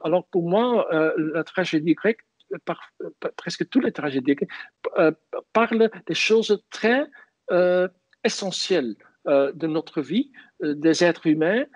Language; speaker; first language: French; non-native, fluent; Dutch